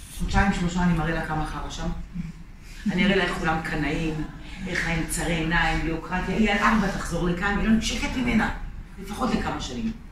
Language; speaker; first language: Hebrew; native; Hebrew